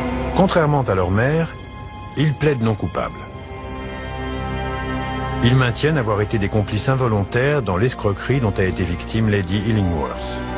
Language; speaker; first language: French; native; French